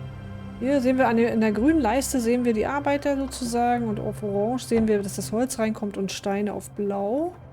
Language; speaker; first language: German; native; German